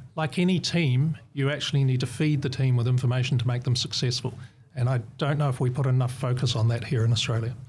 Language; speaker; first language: English; native; English